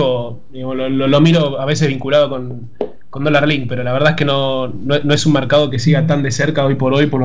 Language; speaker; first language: Spanish; native; Spanish